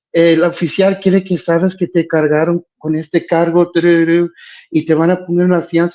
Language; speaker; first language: Spanish; early bilingual, heritage; Spanish